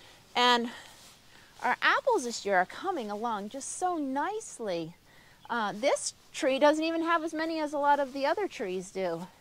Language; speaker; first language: English; native; English